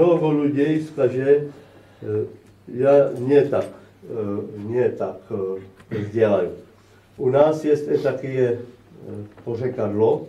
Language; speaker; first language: Russian; non-native, learner; Czech